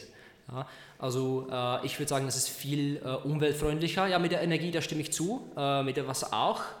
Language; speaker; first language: German; non-native, learner; Czech